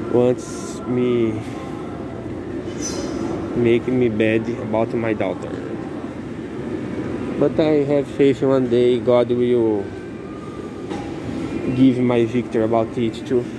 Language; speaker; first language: English; non-native, learner; Portuguese